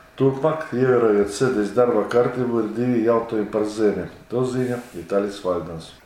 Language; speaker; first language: Latvian; non-native, local second language; Russian